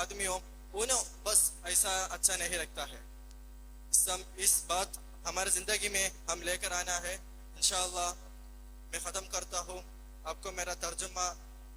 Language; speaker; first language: Hindi; non-native, learner; Malayalam